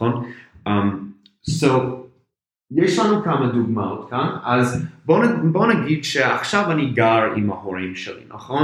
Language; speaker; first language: Hebrew; non-native, fluent; English